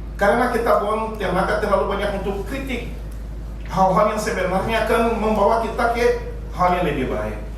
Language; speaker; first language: Indonesian; non-native, fluent; Portuguese